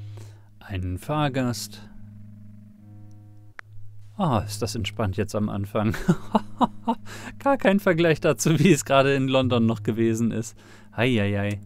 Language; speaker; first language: German; native; German